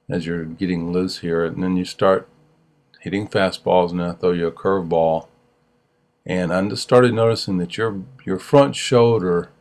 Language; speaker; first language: English; native; English